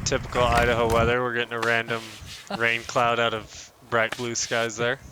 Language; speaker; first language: English; native; English